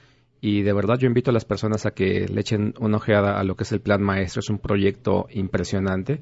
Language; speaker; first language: Spanish; native; Spanish